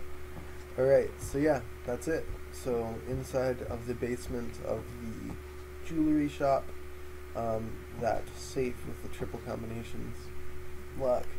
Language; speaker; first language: English; native; English